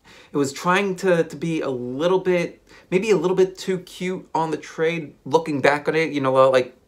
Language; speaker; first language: English; native; English